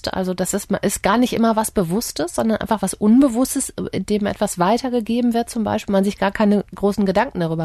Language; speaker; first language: German; native; German